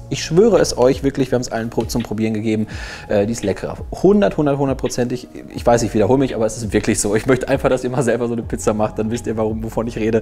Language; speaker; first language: German; native; German